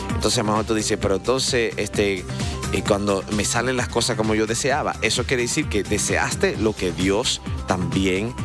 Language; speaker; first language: Spanish; native; Spanish